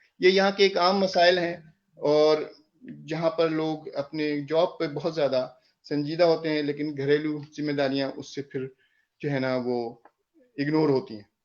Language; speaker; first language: Urdu; native; Urdu